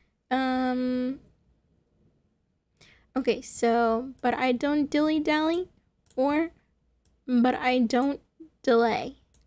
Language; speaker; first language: English; native; English